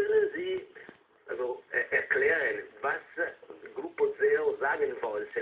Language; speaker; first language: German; non-native, fluent; Italian